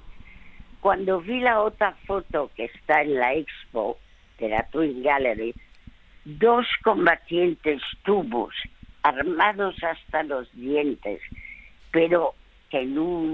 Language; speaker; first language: Spanish; early bilingual, other home language; French